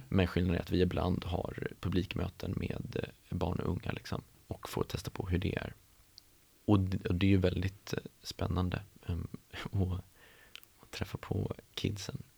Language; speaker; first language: Swedish; native; Swedish